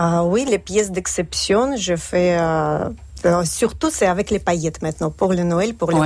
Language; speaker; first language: French; non-native, fluent; Russian